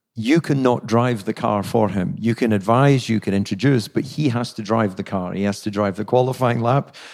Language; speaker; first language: English; native; English